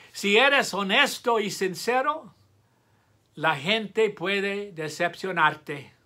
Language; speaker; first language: Spanish; non-native, fluent; English